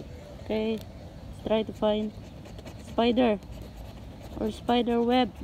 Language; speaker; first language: English; non-native, local second language; Filipino